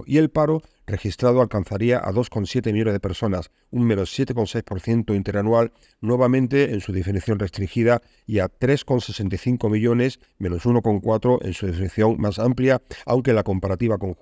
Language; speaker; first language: Spanish; native; Spanish